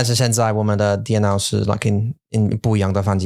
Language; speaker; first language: Chinese; non-native, learner; English